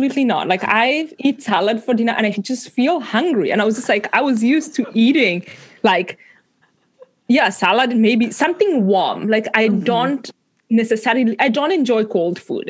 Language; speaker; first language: English; non-native, local second language; Kikuyu